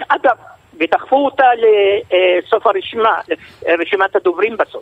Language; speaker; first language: Hebrew; non-native, local second language; Arabic